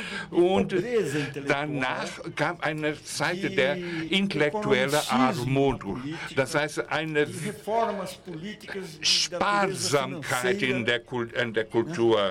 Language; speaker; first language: German; non-native, fluent; Portuguese